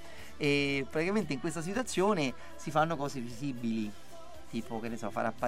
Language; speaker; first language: Italian; native; Italian